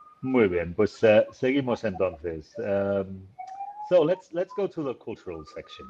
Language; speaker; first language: Spanish; native; Spanish